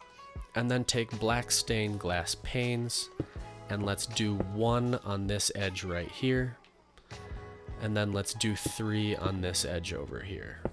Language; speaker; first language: English; native; English